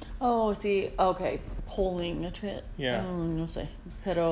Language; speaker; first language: Spanish; non-native, learner; English